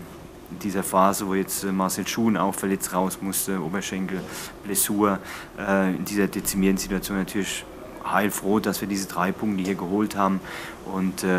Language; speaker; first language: German; native; German